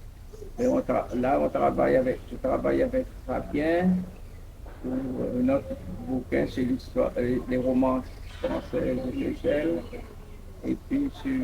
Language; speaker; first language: French; non-native, local second language; Seselwa Creole French